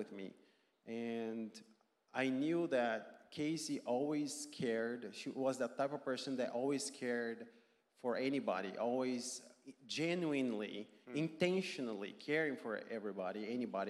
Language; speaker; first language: English; non-native, fluent; Portuguese